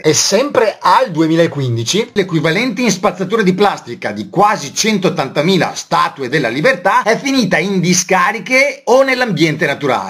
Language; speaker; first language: Italian; native; Italian